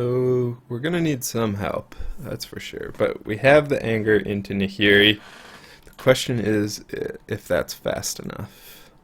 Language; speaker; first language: English; native; English